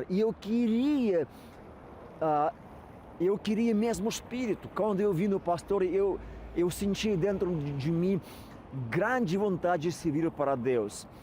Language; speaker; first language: Portuguese; non-native, fluent; Russian